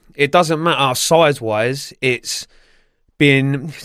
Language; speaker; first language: English; native; English